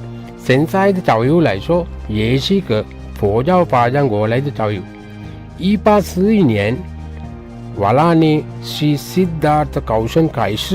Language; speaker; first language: Chinese; non-native, learner; Sinhala